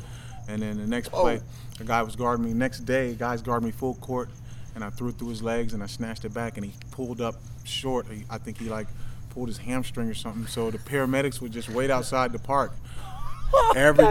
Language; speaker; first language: English; native; English